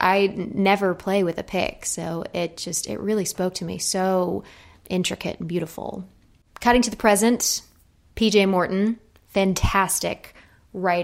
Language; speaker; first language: English; native; English